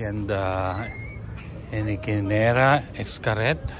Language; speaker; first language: Spanish; non-native, learner; Filipino